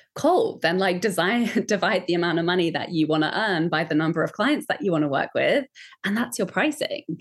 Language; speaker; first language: English; native; English